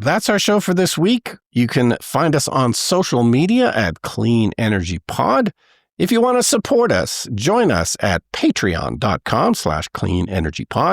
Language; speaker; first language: English; native; English